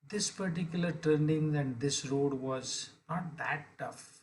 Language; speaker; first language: English; non-native, local second language; Marathi